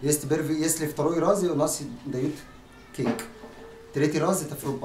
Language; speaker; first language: Russian; non-native, learner; Arabic